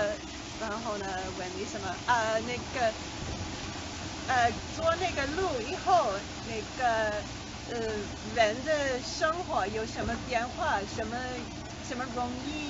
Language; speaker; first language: Chinese; non-native, learner; English